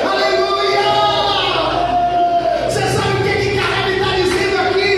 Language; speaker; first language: Portuguese; native; Portuguese